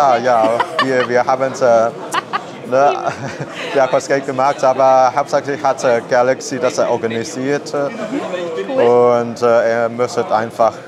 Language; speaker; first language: German; non-native, learner; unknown